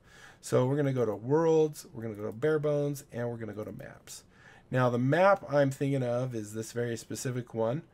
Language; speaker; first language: English; native; English